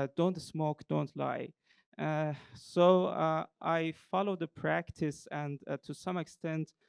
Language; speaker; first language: English; non-native, fluent; Persian